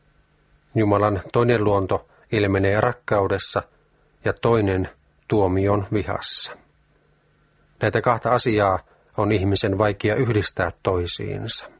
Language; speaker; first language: Finnish; native; Finnish